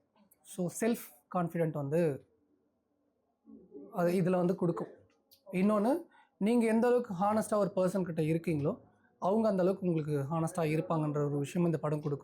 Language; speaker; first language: Tamil; native; Tamil